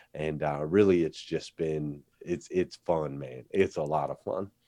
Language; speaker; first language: English; native; English